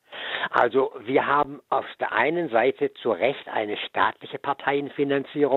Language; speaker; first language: German; native; German